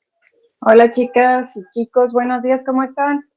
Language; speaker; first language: Spanish; native; Spanish